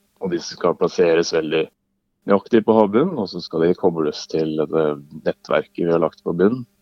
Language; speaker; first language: Norwegian; native; Norwegian